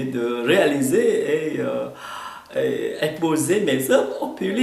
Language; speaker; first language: French; non-native, fluent; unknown